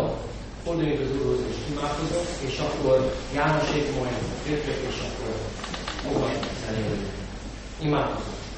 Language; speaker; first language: Hungarian; non-native, fluent; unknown